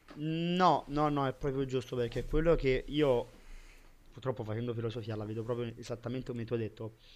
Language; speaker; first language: Italian; native; Italian